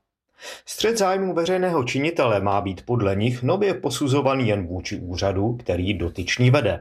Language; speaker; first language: Czech; native; Czech